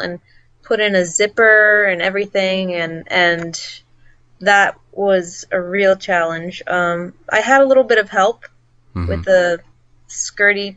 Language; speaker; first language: English; native; English